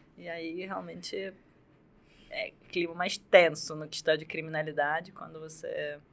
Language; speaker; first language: Portuguese; non-native, fluent; Russian